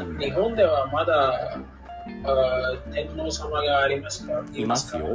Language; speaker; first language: Japanese; non-native, learner; English